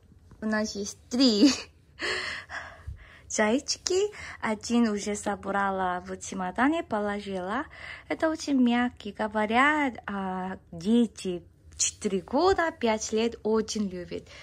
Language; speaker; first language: Russian; non-native, learner; Korean